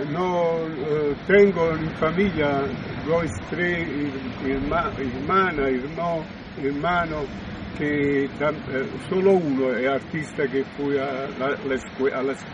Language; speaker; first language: Spanish; non-native, learner; Italian